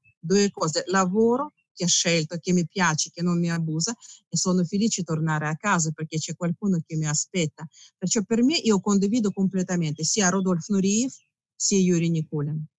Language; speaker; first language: Italian; non-native, fluent; Russian